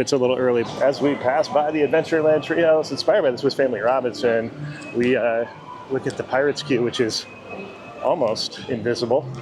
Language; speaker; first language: English; native; English